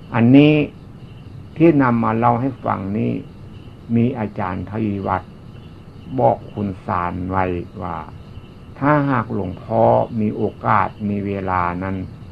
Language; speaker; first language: Thai; native; Thai